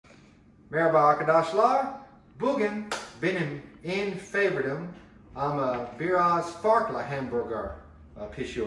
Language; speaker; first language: Turkish; non-native, learner; English